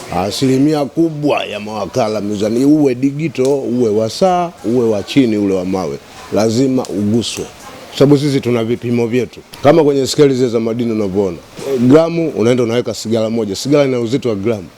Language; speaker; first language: Swahili; native; Swahili